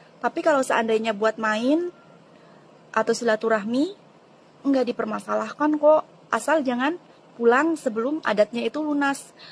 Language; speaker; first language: Indonesian; non-native, local second language; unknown